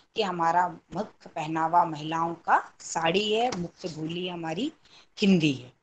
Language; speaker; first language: Hindi; native; Hindi